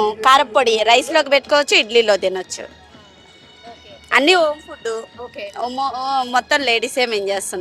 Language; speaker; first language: Telugu; native; Telugu